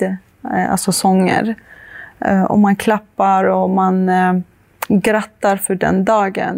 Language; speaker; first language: Swedish; early bilingual, other home language; Arabic